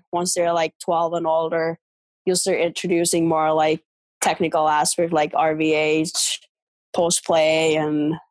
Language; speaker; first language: English; non-native, fluent; Finnish